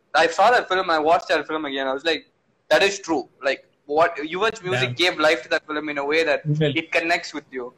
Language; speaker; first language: English; non-native, local second language; Tamil